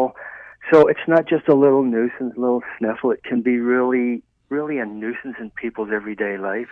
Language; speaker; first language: English; native; English